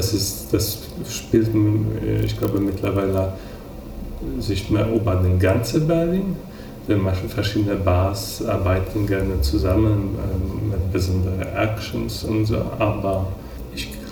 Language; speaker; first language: German; non-native, fluent; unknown